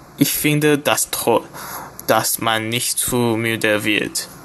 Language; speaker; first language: German; non-native, learner; Chinese